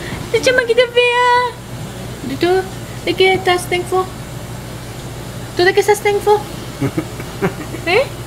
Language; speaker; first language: Spanish; early bilingual, heritage; Spanish